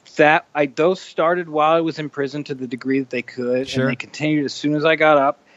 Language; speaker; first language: English; native; English